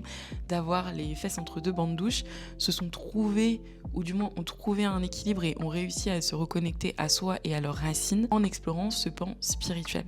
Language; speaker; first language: French; native; French